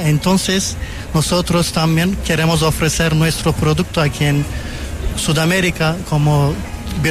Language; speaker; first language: Spanish; non-native, fluent; Turkish